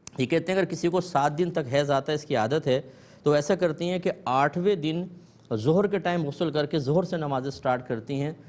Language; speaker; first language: Urdu; native; Urdu